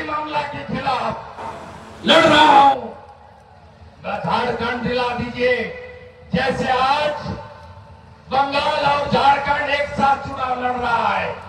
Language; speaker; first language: Hindi; non-native, local second language; Bangla